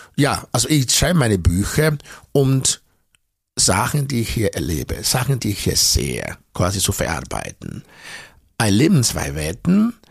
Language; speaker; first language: German; non-native, fluent; Bini